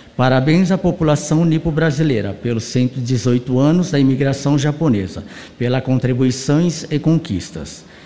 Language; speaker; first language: Portuguese; native; Portuguese